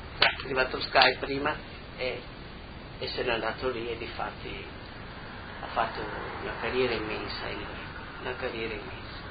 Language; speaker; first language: Italian; native; Italian